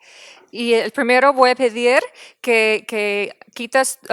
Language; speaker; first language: Spanish; non-native, fluent; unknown